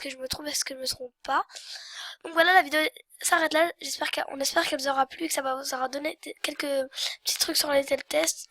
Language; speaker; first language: French; native; French